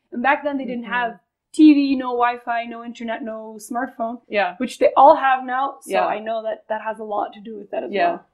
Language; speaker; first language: English; non-native, fluent; Spanish